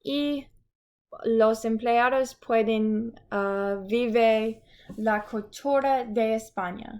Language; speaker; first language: Spanish; non-native, learner; English